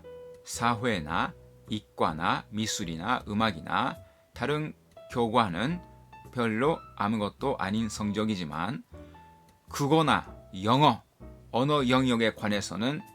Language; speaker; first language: Korean; non-native, fluent; Japanese